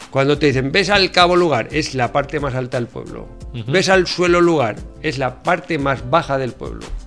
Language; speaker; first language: Spanish; native; Spanish